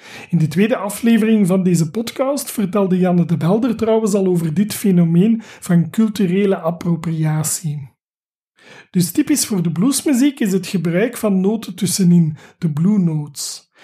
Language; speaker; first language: Dutch; native; Dutch